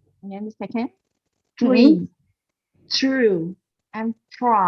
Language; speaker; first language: English; non-native, learner; Indonesian